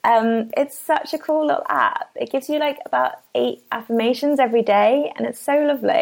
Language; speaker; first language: English; native; English